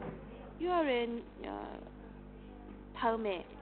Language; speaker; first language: Chinese; non-native, learner; Korean